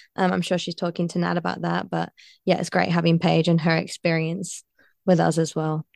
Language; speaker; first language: English; native; English